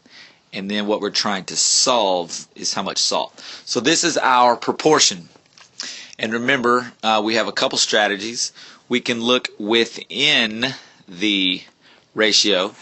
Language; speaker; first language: English; native; English